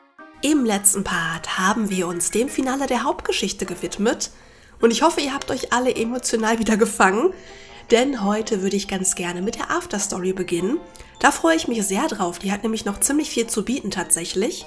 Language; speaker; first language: German; native; German